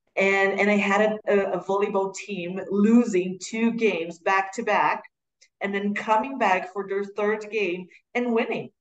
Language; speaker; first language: English; non-native, fluent; Portuguese